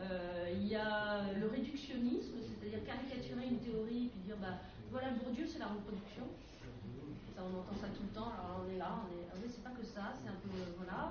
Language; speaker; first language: French; native; French